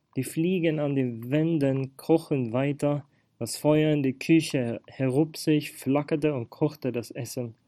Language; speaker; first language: German; non-native, fluent; Swedish